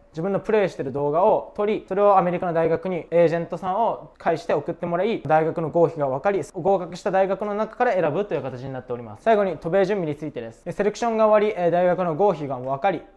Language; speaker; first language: Japanese; native; Japanese